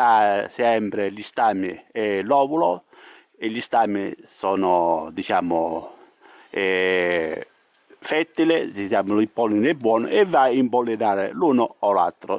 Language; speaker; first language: Italian; native; Italian